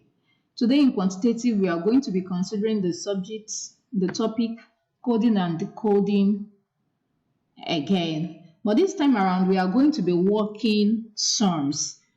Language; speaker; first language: English; non-native, local second language; Yoruba